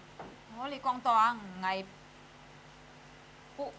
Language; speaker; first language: Chinese; early bilingual, heritage; Hakka Chinese